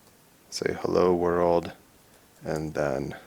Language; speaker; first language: English; native; English